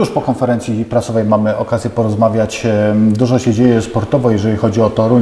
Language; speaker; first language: Polish; native; Polish